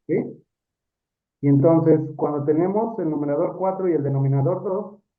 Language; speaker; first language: Spanish; native; Spanish